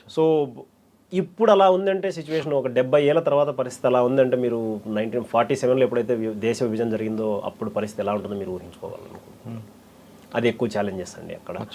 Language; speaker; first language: Telugu; native; Telugu